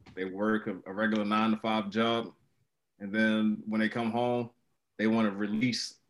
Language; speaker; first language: English; native; English